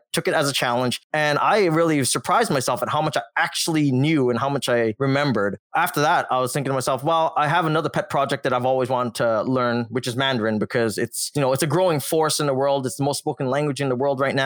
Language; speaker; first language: English; native; English